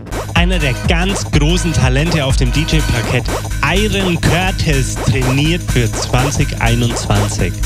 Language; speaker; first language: German; native; German